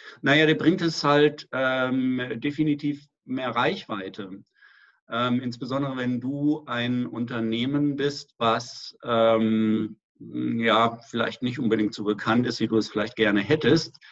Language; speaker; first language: German; native; German